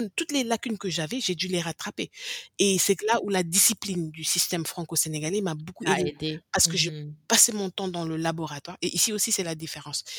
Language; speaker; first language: French; non-native, local second language; English